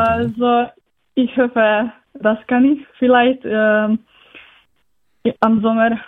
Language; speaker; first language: German; non-native, learner; Slovenian